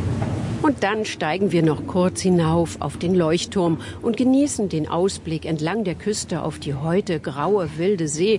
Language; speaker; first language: German; native; German